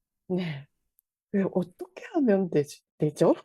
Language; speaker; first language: Korean; non-native, fluent; Japanese